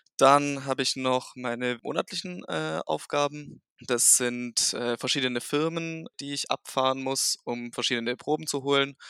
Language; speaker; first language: German; native; German